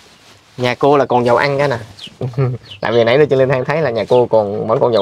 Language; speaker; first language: Vietnamese; native; Vietnamese